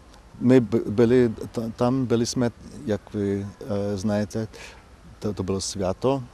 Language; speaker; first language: Ukrainian; non-native, fluent; English